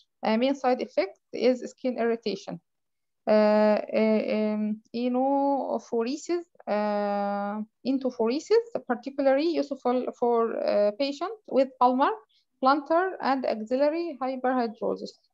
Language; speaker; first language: English; non-native, fluent; Arabic